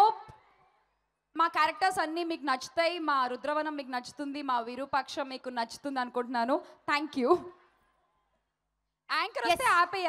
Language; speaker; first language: Telugu; native; Telugu